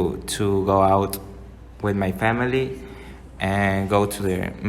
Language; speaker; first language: English; non-native, learner; Spanish